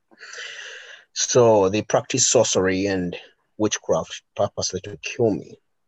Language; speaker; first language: English; non-native, local second language; Ganda